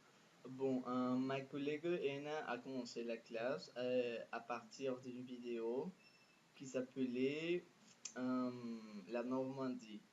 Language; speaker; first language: French; non-native, fluent; Spanish